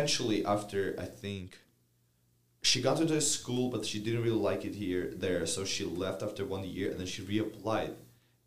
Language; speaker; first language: English; non-native, fluent; Ukrainian